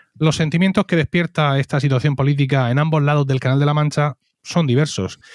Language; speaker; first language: Spanish; native; Spanish